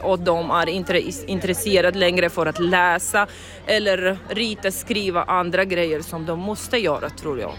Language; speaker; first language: Swedish; non-native, learner; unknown